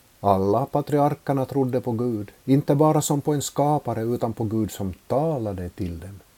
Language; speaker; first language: Swedish; native; Swedish